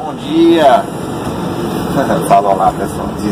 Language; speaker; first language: Portuguese; native; Portuguese